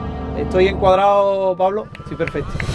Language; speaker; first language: Spanish; native; Spanish